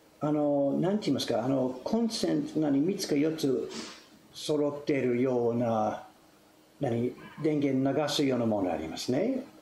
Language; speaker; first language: Japanese; non-native, fluent; English